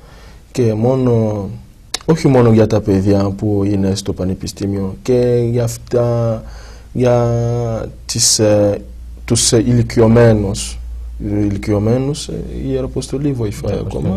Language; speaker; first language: Greek; non-native, fluent; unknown